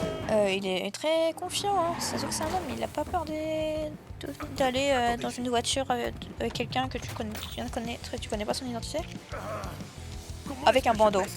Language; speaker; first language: French; native; French